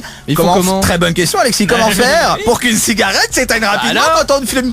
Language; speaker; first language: French; native; French